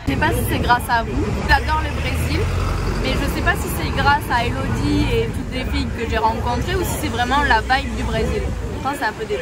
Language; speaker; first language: French; native; French